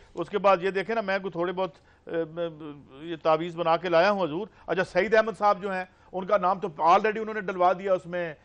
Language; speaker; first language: Urdu; non-native, local second language; Punjabi